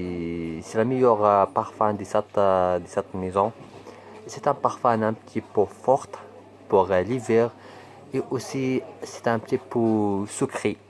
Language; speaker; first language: French; non-native, learner; Arabic